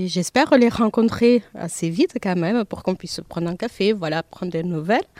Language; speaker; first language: French; non-native, fluent; Portuguese